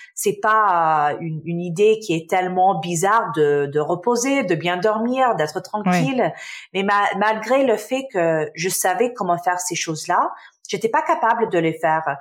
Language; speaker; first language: French; early bilingual, other home language; Arabic